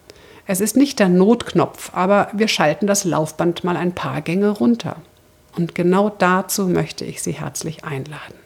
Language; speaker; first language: German; native; German